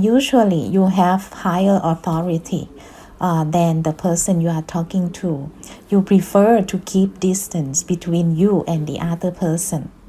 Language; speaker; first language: English; non-native, fluent; Thai